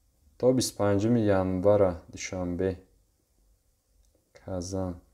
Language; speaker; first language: Russian; non-native, local second language; Tajik